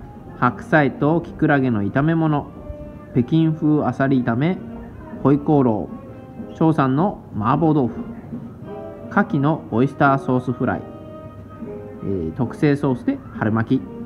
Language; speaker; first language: Japanese; non-native, learner; Chinese